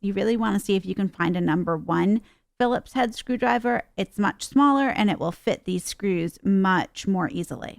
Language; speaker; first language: English; native; English